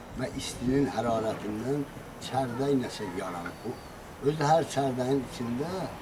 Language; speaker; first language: Azerbaijani; non-native, local second language; Talysh